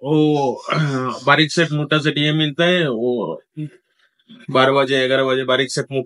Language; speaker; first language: Hindi; non-native, learner; Bangla